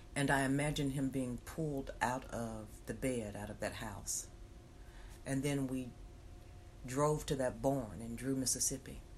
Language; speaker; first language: English; native; English